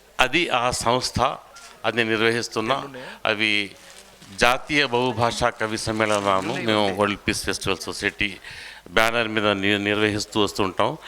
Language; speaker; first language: Telugu; non-native, local second language; Urdu